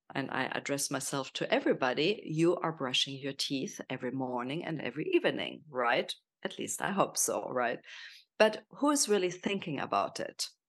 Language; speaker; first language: English; non-native, fluent; German